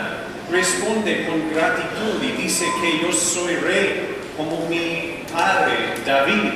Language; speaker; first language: Spanish; non-native, fluent; English